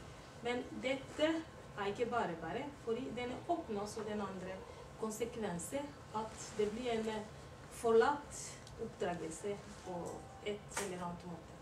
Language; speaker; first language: Norwegian; non-native, learner; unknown